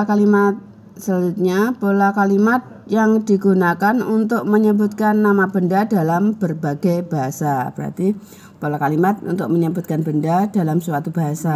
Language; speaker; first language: Indonesian; native; Indonesian